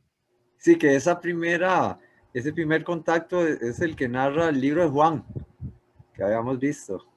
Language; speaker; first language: Spanish; native; Spanish